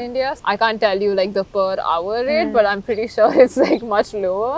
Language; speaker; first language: English; non-native, fluent; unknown